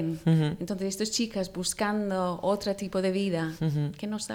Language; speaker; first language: Spanish; non-native, learner; English